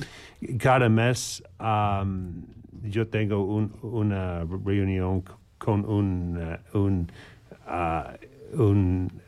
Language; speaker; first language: Spanish; non-native, learner; English